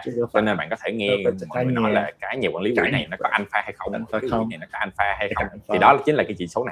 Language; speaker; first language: Vietnamese; native; Vietnamese